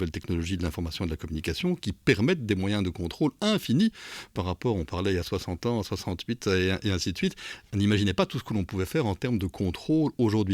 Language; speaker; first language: French; native; French